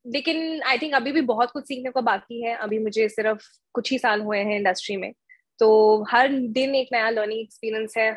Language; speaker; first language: Hindi; native; Hindi